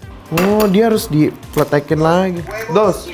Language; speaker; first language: Indonesian; native; Indonesian